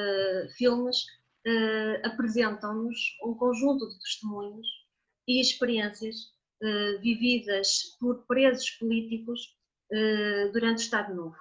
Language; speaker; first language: Portuguese; native; Portuguese